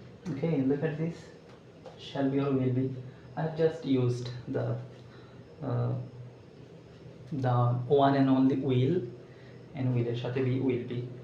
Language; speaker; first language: English; non-native, local second language; Bangla